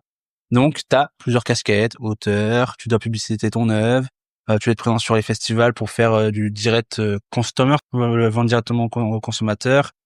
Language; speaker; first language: French; native; French